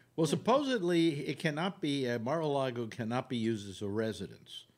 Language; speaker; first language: English; native; English